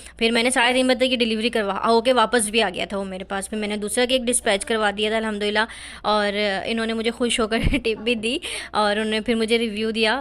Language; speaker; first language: Urdu; native; Urdu